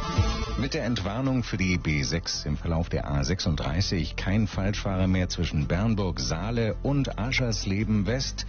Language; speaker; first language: German; native; German